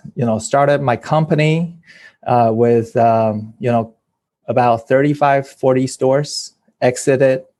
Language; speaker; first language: English; early bilingual, other home language; Chinese